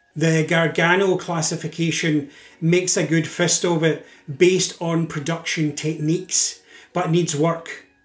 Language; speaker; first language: English; native; English